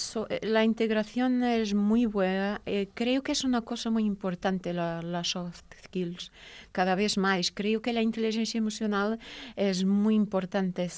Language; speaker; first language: Spanish; non-native, fluent; Portuguese